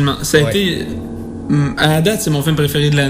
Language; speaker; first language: French; native; French